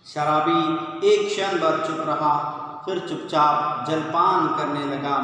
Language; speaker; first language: Hindi; non-native, local second language; Kannada